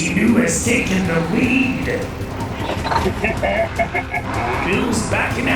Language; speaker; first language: English; native; English